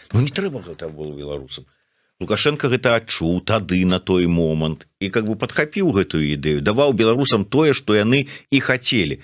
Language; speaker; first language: Belarusian; non-native, local second language; Russian